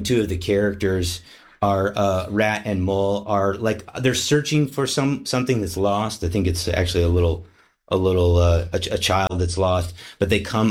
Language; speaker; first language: English; native; English